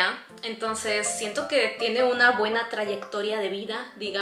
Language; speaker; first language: Spanish; native; Spanish